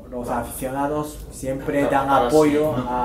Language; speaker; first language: Spanish; non-native, fluent; Japanese